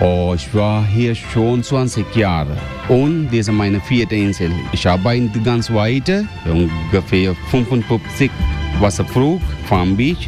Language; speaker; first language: German; non-native, learner; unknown